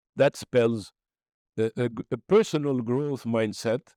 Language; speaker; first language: English; non-native, fluent; Arabic